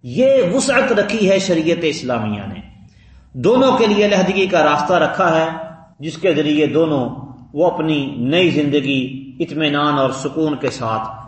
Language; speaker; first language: Urdu; non-native, local second language; Punjabi